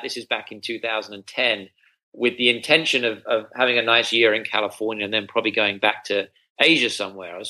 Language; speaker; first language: English; native; English